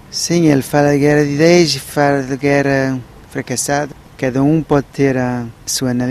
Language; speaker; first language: Portuguese; early bilingual, heritage; Portuguese